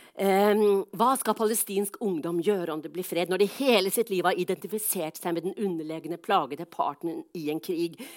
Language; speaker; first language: Norwegian; native; Norwegian